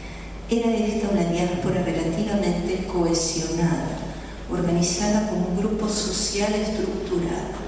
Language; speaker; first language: Spanish; native; Spanish